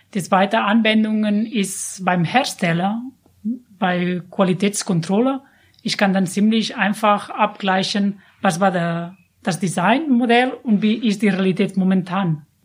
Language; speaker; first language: German; non-native, fluent; Catalan